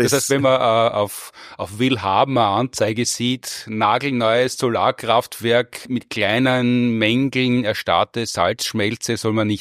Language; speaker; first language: German; native; German